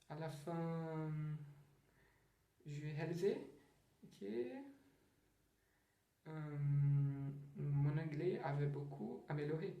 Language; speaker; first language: French; non-native, learner; Portuguese